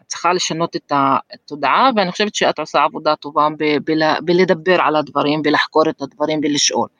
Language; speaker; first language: Hebrew; non-native, local second language; Arabic